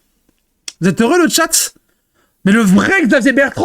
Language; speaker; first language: French; native; French